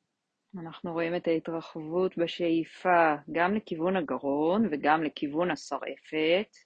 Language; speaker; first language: Hebrew; native; Hebrew